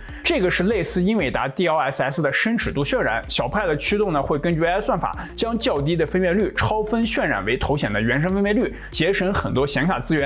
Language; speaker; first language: Chinese; native; Chinese